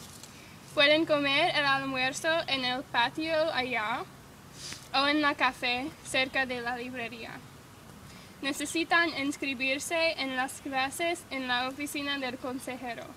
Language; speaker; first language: Spanish; non-native, learner; English